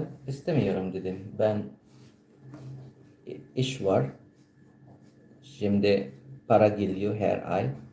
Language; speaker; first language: Turkish; non-native, learner; Filipino